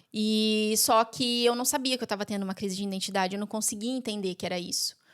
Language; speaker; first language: Portuguese; native; Portuguese